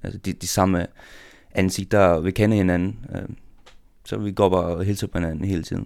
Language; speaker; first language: Danish; non-native, local second language; Faroese